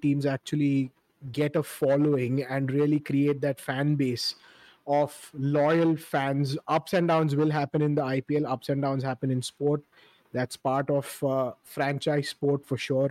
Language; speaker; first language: English; non-native, local second language; Hindi